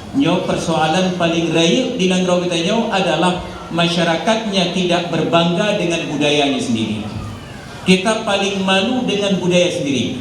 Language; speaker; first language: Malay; non-native, local second language; Achinese